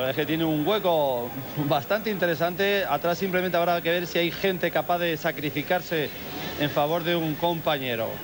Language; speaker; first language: Spanish; native; Spanish